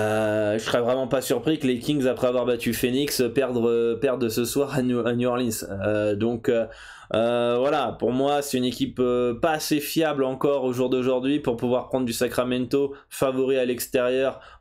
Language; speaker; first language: French; native; French